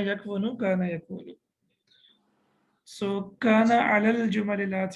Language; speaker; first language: Arabic; non-native, fluent; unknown